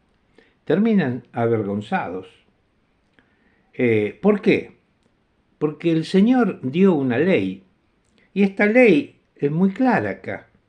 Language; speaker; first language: Spanish; non-native, fluent; Italian